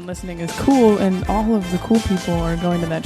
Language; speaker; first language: English; native; English